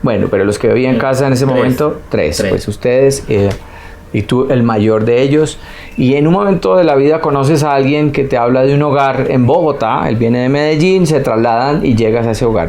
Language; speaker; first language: Spanish; native; Spanish